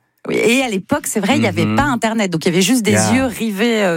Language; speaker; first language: French; native; French